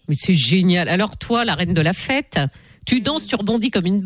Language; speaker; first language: French; native; French